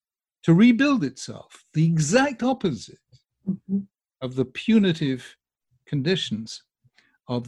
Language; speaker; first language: English; native; English